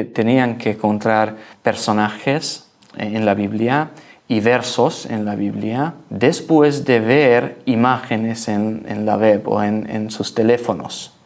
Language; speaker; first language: Spanish; non-native, learner; Hungarian